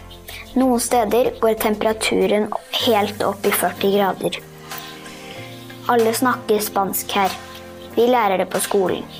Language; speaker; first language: Norwegian; early bilingual, heritage; Norwegian